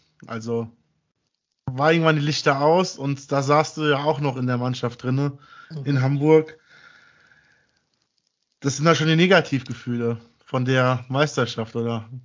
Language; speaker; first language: German; native; German